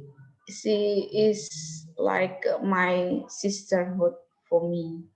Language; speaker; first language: English; non-native, learner; Indonesian